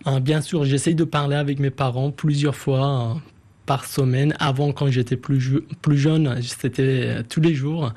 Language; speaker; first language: French; non-native, fluent; Persian